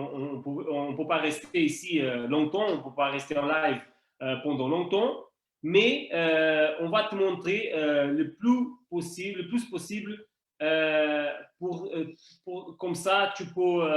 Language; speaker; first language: French; non-native, fluent; Portuguese